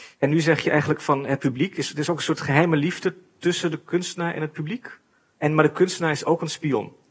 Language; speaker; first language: Dutch; native; Dutch